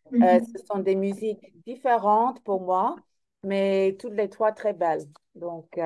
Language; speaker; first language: French; non-native, fluent; English